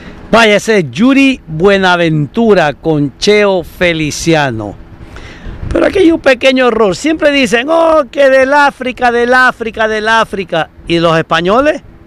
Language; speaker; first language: Spanish; native; Spanish